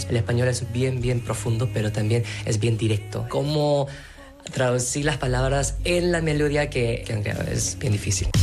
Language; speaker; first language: Spanish; non-native, fluent; Korean